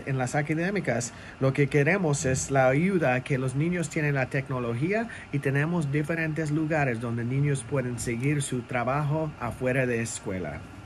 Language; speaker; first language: Spanish; non-native, learner; English